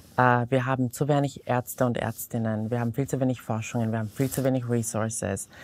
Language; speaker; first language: German; non-native, fluent; Serbian